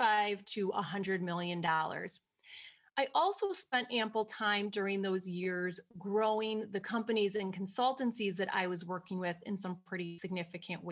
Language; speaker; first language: English; native; English